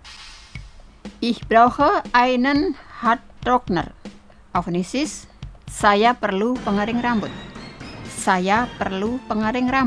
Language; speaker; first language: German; non-native, fluent; Indonesian